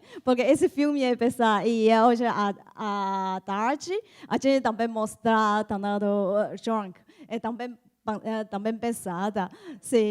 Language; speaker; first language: Portuguese; non-native, learner; Chinese